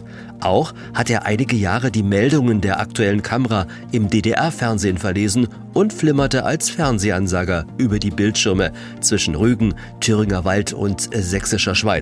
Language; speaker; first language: German; native; German